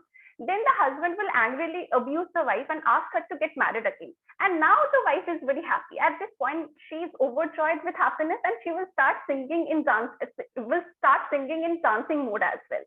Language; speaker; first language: English; non-native, local second language; Bangla